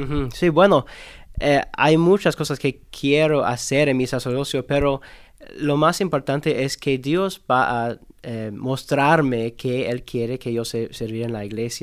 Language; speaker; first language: Spanish; non-native, learner; English